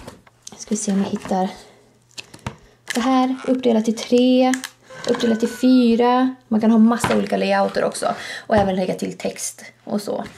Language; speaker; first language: Swedish; native; Swedish